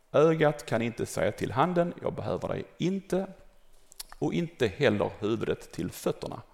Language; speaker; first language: Swedish; native; Swedish